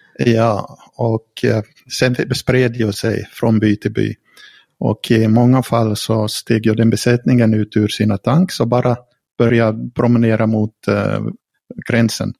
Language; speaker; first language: Swedish; native; Swedish